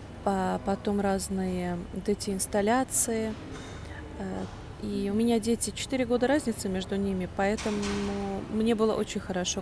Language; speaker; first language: Russian; native; Russian